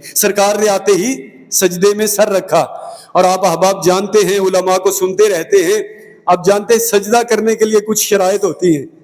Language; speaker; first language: Urdu; non-native, local second language; Punjabi